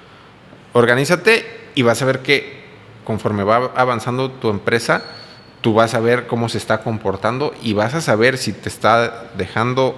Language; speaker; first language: Spanish; native; Spanish